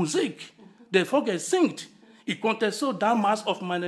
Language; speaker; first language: German; non-native, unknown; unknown